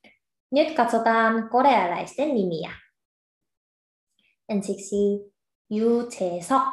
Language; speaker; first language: Finnish; non-native, fluent; Korean